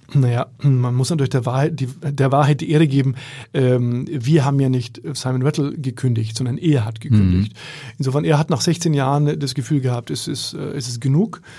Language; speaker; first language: German; native; German